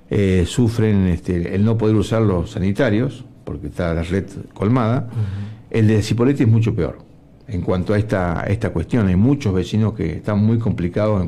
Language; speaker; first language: Spanish; native; Spanish